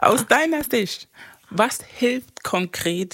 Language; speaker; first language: German; non-native, fluent; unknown